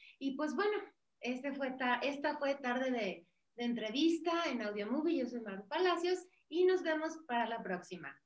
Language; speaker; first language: Spanish; native; Spanish